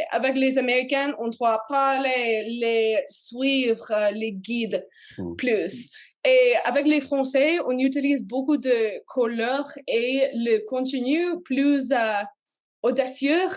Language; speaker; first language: French; non-native, learner; English